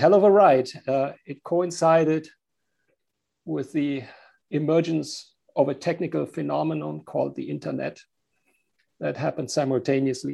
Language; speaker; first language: English; non-native, fluent; German